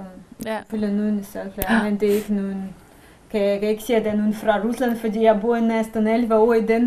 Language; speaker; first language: Danish; non-native, learner; Russian